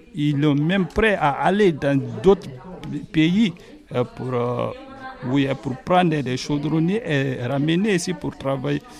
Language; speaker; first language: French; non-native, local second language; Fula